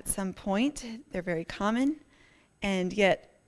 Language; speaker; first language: English; native; English